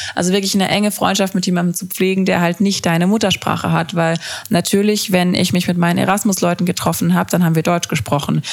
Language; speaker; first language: German; native; German